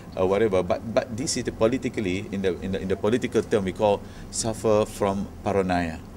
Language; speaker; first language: English; non-native, local second language; Malay